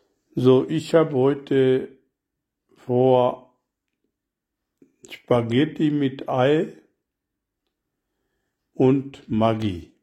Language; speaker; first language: German; non-native, learner; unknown